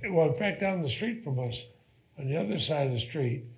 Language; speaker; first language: English; native; English